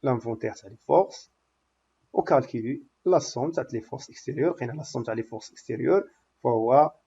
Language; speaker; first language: French; non-native, local second language; Arabic